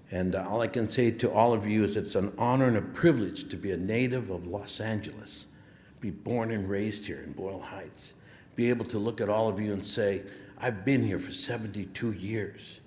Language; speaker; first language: English; early bilingual, other home language; Spanish